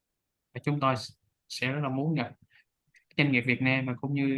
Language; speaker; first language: Vietnamese; native; Vietnamese